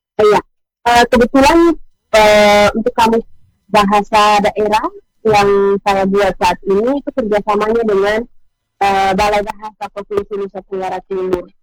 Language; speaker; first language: Indonesian; non-native, local second language; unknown